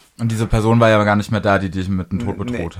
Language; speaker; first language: German; native; German